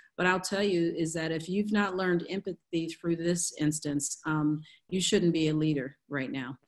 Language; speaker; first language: English; native; English